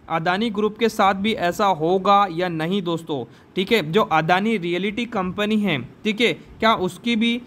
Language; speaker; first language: Hindi; native; Hindi